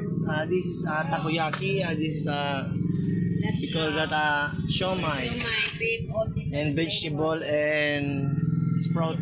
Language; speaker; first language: English; non-native, local second language; Filipino